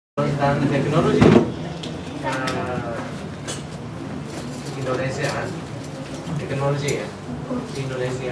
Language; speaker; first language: Indonesian; non-native, fluent; Japanese